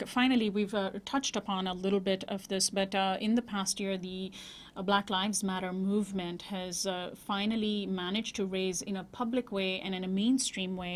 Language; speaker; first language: English; native; English